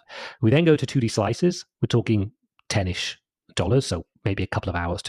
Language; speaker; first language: English; native; English